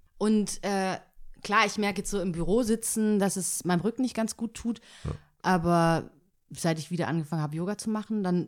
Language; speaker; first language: German; early bilingual, other home language; Tigrinya